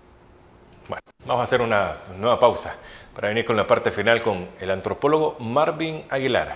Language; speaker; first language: Spanish; native; Spanish